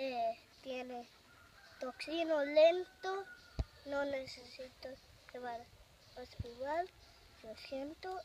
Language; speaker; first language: Spanish; non-native, learner; English